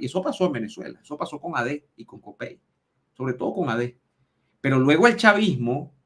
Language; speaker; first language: Spanish; native; Spanish